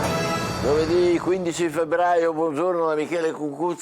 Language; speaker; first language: Italian; native; Italian